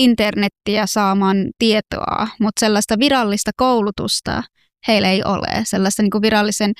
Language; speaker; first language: Finnish; early bilingual, other home language; Persian